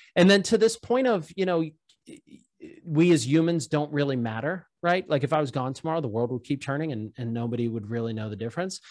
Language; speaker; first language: English; native; English